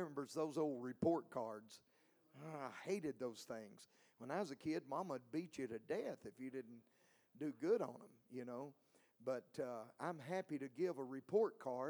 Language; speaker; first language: English; native; English